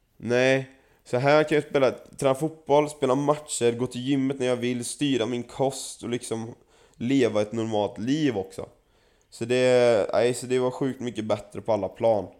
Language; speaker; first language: Swedish; native; Swedish